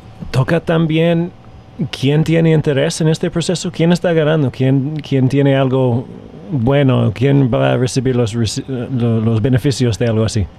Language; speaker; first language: Spanish; non-native, fluent; English